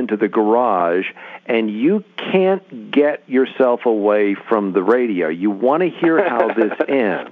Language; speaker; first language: English; native; English